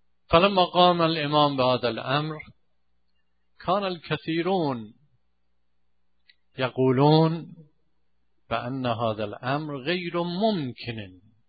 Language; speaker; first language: Arabic; non-native, fluent; Persian